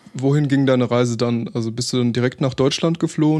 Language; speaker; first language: German; native; German